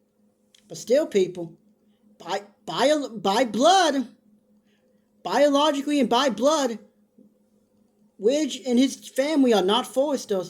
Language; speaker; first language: English; native; English